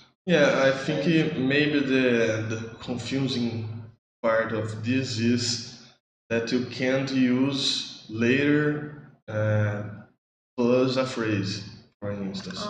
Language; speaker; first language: English; non-native, learner; Portuguese